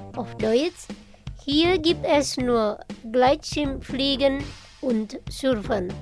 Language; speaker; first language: German; non-native, fluent; Indonesian